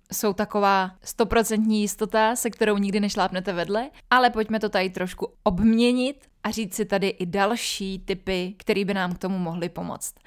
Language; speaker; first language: Czech; native; Czech